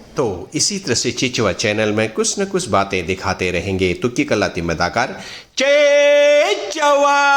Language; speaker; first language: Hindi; non-native, local second language; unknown